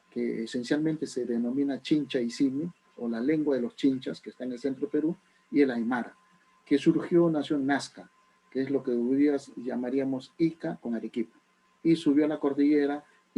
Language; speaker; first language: Spanish; native; Spanish